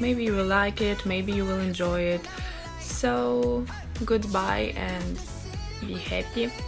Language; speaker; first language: English; non-native, fluent; Russian